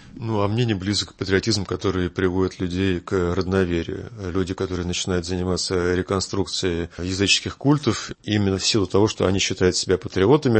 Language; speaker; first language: Russian; native; Russian